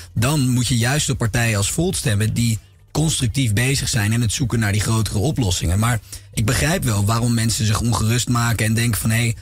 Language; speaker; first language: Dutch; native; Dutch